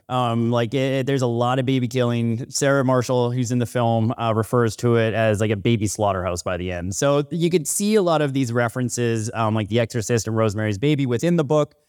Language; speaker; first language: English; native; English